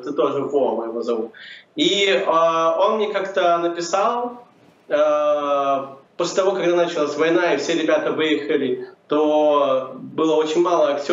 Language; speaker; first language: Ukrainian; non-native, learner; Russian